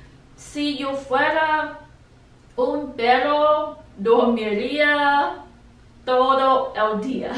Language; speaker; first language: Spanish; non-native, learner; English